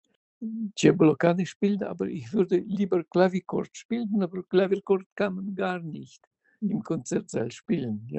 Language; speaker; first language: German; non-native, fluent; Russian